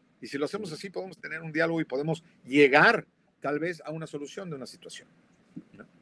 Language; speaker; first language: Spanish; native; Spanish